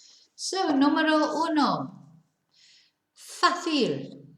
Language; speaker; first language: Spanish; non-native, fluent; English